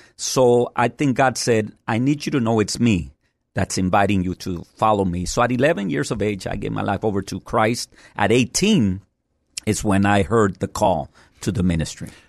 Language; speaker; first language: English; early bilingual, other home language; Spanish